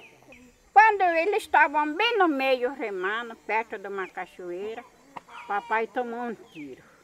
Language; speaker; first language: Portuguese; non-native, local second language; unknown